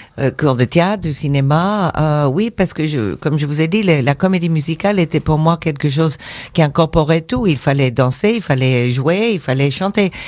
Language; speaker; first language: French; non-native, fluent; English